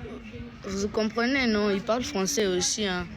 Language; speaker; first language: French; non-native, local second language; Kinyarwanda